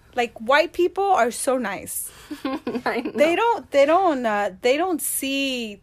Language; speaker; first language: English; early bilingual, other home language; Spanish